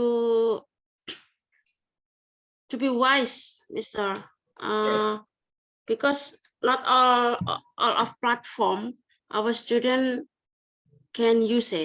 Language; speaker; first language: English; non-native, learner; Indonesian